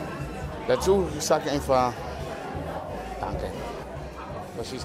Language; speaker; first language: German; non-native, learner; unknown